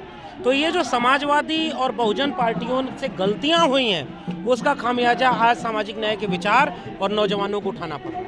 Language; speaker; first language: Hindi; native; Hindi